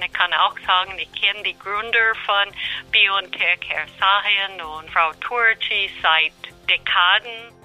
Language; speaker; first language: German; non-native, fluent; English